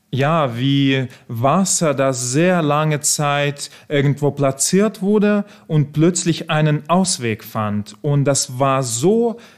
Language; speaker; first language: German; non-native, fluent; Russian